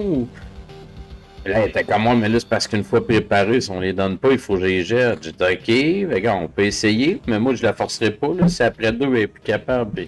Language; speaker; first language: French; native; French